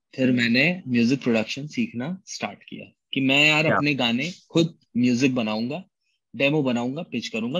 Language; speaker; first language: Hindi; native; Hindi